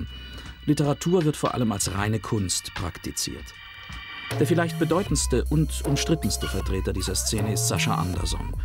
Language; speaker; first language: German; native; German